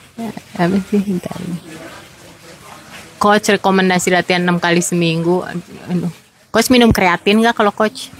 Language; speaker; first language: Indonesian; native; Indonesian